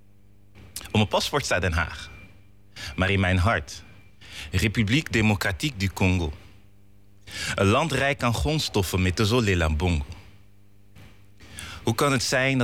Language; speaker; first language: Dutch; native; Dutch